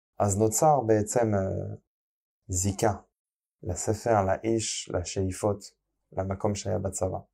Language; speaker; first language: Hebrew; non-native, fluent; French